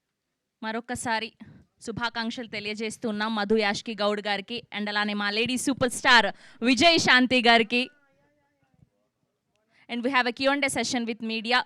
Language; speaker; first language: Telugu; native; Telugu